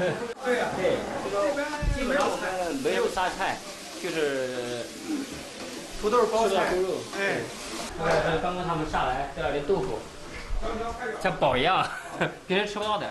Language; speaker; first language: Chinese; native; Chinese